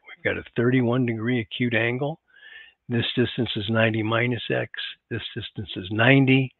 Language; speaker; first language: English; native; English